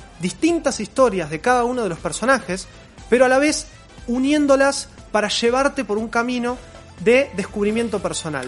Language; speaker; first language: Spanish; native; Spanish